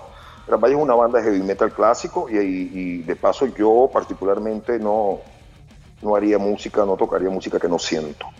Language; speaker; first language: Spanish; native; Spanish